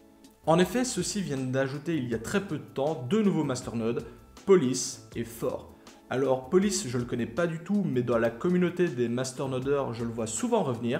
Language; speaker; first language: French; native; French